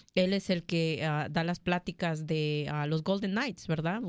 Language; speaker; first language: Spanish; early bilingual, heritage; Spanish